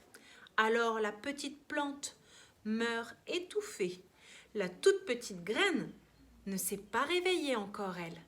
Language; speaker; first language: French; native; French